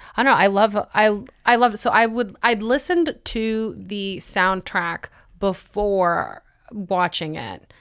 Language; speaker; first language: English; early bilingual, other home language; Spanish